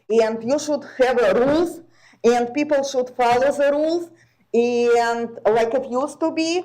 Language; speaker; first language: English; non-native, fluent; Russian